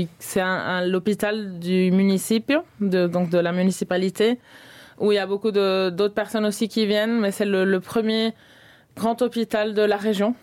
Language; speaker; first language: French; early bilingual, other home language; Spanish